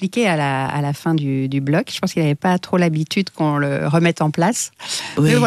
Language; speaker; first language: French; native; French